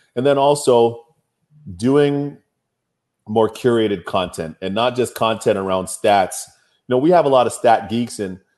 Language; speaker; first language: English; native; English